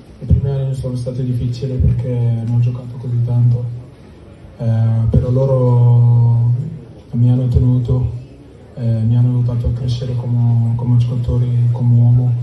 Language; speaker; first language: Italian; non-native, learner; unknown